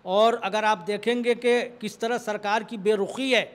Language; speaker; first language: Hindi; native; Hindi